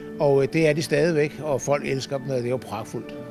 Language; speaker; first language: Danish; native; Danish